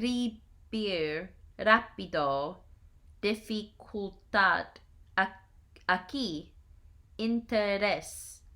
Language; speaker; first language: Spanish; non-native, learner; English